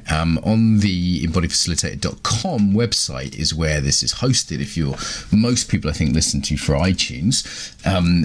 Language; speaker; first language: English; native; English